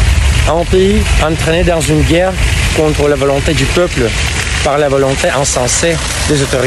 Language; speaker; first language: French; non-native, fluent; Russian